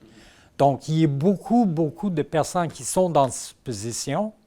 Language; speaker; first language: French; non-native, local second language; English